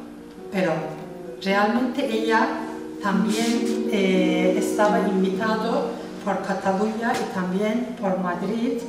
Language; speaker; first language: Spanish; non-native, fluent; Turkish